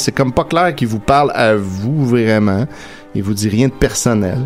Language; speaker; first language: French; native; French